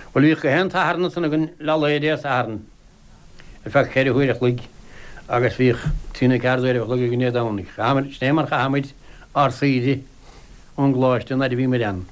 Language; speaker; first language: Irish; native; Irish